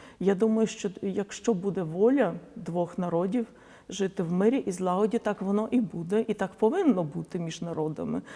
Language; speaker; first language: Ukrainian; non-native, local second language; Polish